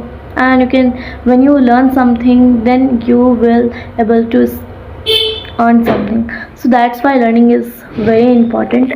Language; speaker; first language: English; non-native, learner; Odia